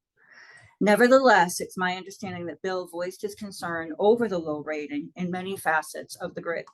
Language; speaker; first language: English; native; English